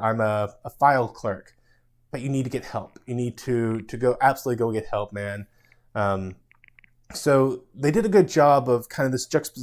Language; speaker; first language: English; native; English